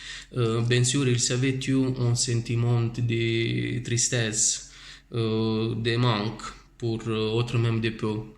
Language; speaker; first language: French; non-native, learner; Italian